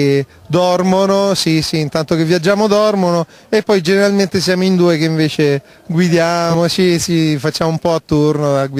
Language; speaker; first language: Italian; native; Italian